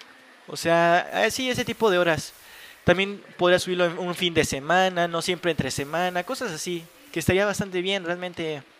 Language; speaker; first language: Spanish; native; Spanish